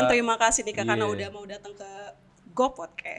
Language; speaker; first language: Indonesian; native; Indonesian